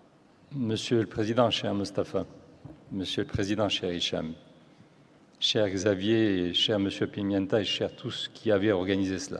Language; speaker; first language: French; non-native, local second language; Arabic